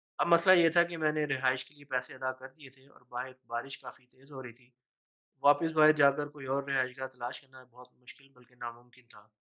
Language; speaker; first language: Urdu; native; Urdu